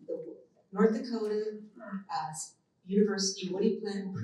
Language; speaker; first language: English; native; English